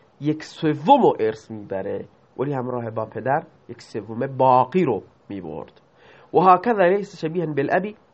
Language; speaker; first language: Persian; non-native, local second language; Baluchi